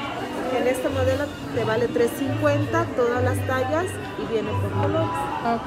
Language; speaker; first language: Spanish; native; Spanish